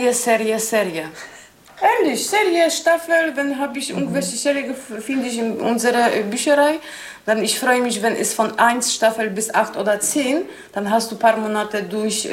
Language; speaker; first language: German; non-native, learner; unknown